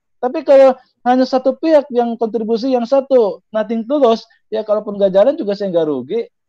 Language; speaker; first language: Indonesian; native; Indonesian